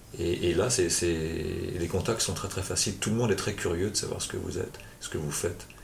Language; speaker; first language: French; native; French